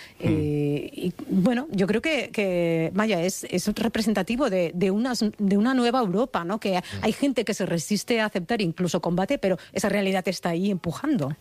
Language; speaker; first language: Spanish; native; Spanish